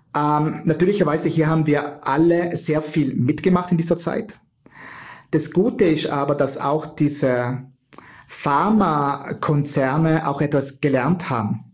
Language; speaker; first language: German; native; German